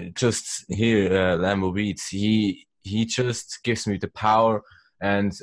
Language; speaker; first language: English; non-native, learner; Swiss German